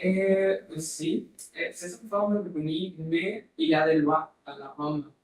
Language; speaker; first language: French; non-native, learner; Spanish